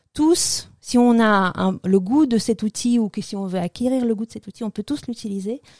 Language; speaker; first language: French; early bilingual, other home language; Russian